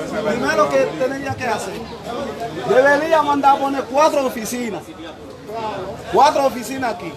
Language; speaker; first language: Spanish; non-native, learner; Haitian Creole